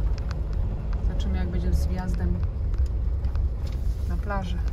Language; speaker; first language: Polish; native; Polish